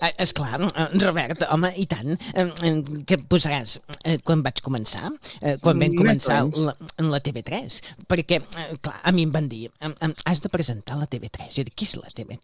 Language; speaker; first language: Catalan; native; Catalan